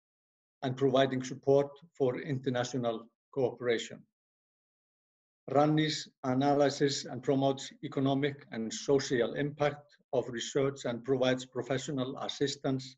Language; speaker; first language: English; non-native, fluent; Icelandic